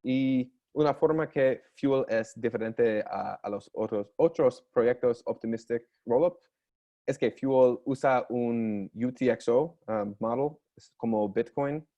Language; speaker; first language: Spanish; non-native, learner; English